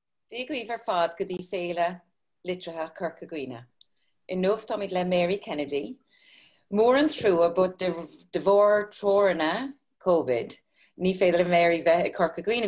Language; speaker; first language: Irish; native; Irish